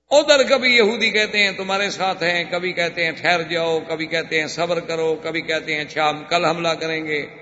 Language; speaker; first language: Urdu; native; Urdu